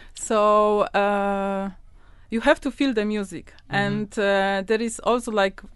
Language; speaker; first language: English; non-native, learner; Polish